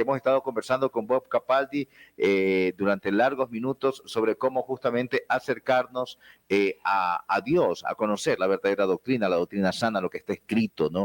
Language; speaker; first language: Spanish; native; Spanish